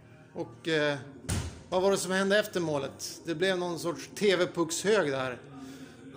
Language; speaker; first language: Swedish; native; Swedish